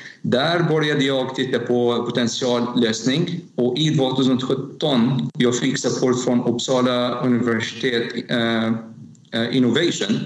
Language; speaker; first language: Swedish; non-native, fluent; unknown